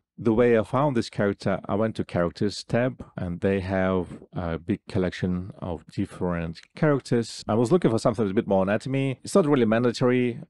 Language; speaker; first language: English; non-native, fluent; Russian